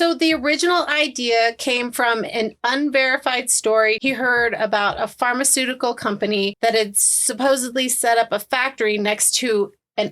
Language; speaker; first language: English; native; English